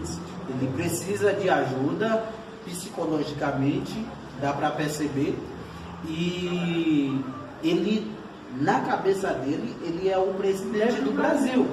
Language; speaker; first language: Portuguese; non-native, fluent; Haitian Creole